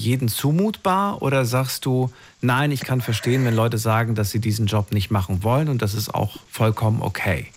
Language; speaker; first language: German; native; German